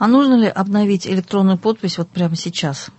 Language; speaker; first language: Russian; native; Russian